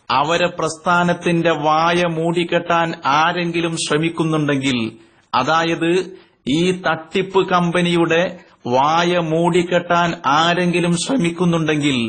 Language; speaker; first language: Malayalam; native; Malayalam